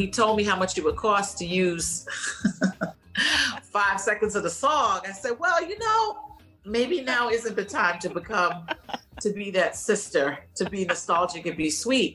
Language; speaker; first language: English; native; English